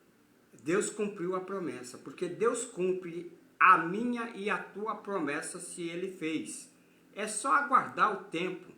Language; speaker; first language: Portuguese; native; Portuguese